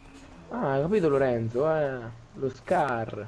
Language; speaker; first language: Italian; native; Italian